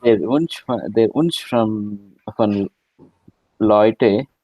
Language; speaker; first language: German; non-native, learner; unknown